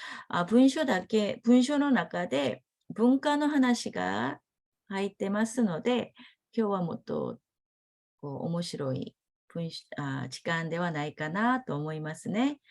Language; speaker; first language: Japanese; non-native, fluent; Korean